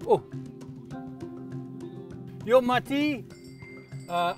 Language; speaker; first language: Nepali; non-native, learner; English